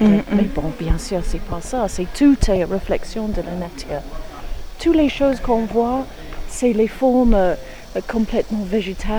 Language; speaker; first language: French; non-native, fluent; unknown